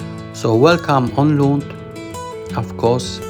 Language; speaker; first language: English; non-native, learner; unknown